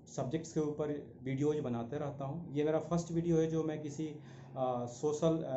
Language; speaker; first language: Hindi; native; Hindi